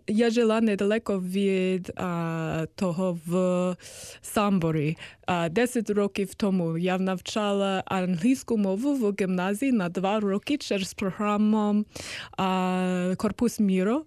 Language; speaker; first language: Ukrainian; non-native, learner; English